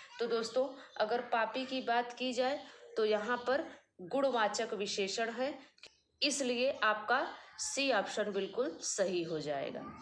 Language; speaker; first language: Hindi; native; Hindi